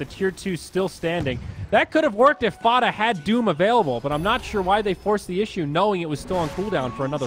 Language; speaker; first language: English; native; English